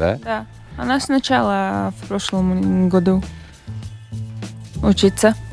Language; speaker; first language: Russian; non-native, local second language; Latvian